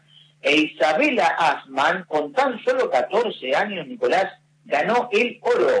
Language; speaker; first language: Spanish; native; Spanish